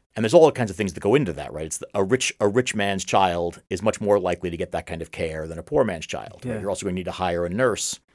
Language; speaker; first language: English; native; English